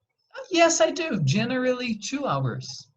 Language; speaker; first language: English; non-native, fluent; Portuguese